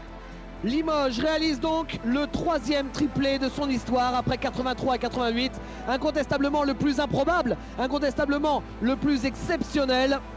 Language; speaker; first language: French; native; French